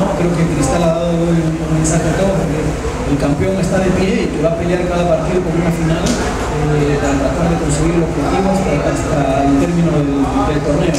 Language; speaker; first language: Spanish; native; Spanish